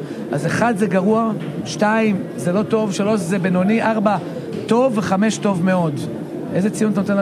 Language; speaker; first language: Hebrew; native; Hebrew